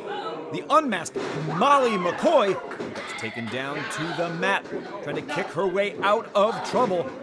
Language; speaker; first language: English; native; English